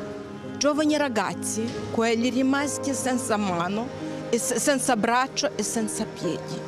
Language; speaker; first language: Italian; non-native, learner; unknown